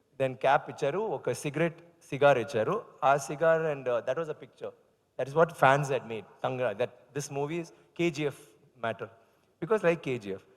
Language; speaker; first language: Telugu; non-native, learner; Tamil